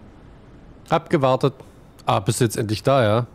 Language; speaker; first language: German; native; German